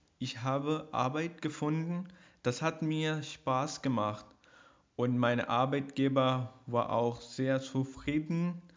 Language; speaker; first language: German; non-native, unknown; Urdu